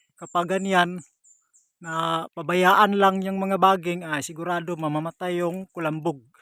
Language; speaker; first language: Filipino; non-native, local second language; Cebuano